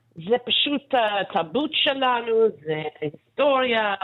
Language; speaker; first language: Hebrew; non-native, fluent; English